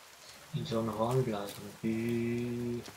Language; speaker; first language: German; native; German